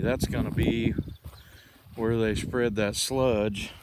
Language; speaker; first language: English; native; English